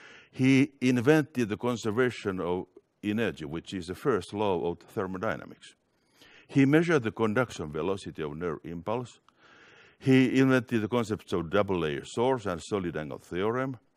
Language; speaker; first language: English; non-native, fluent; Finnish